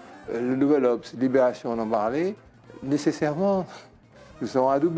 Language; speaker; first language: French; native; French